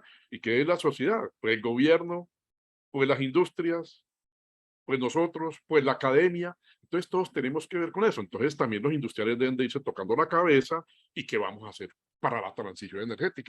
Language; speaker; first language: Spanish; native; Spanish